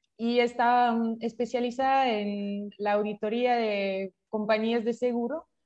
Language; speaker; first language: Spanish; non-native, fluent; French